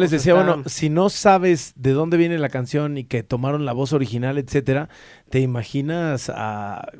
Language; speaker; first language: Spanish; native; Spanish